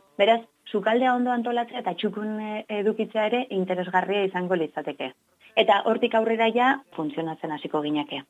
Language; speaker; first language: Basque; native; Basque